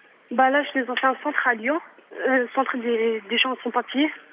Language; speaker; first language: French; non-native, fluent; Arabic